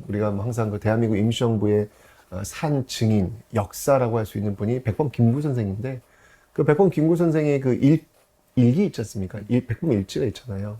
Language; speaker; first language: Korean; native; Korean